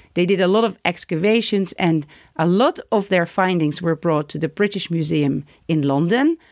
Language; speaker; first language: English; non-native, fluent; Dutch